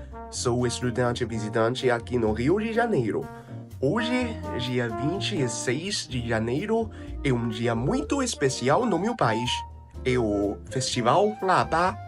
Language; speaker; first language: Portuguese; non-native, learner; Chinese